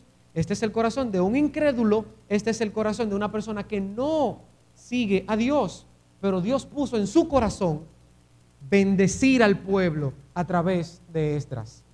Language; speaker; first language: Spanish; native; Spanish